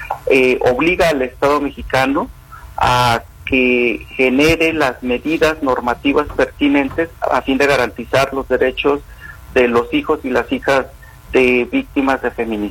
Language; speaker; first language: Spanish; native; Spanish